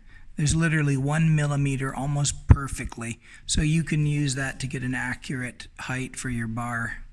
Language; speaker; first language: English; native; English